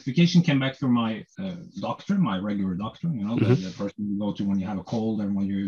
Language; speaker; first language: English; non-native, fluent; Norwegian